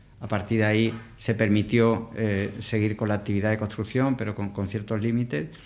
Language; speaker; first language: Spanish; native; Spanish